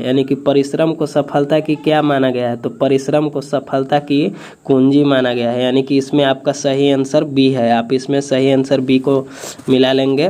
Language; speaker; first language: Hindi; native; Hindi